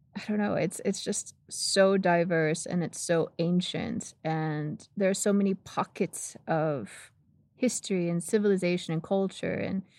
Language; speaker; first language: English; native; English